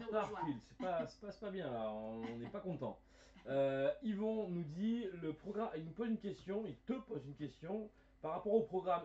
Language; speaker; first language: French; native; French